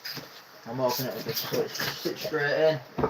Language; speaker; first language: English; native; English